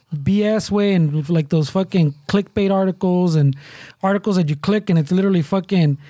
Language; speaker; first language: English; early bilingual, other home language; Spanish